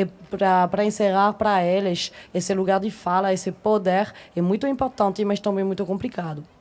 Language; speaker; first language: Portuguese; non-native, fluent; French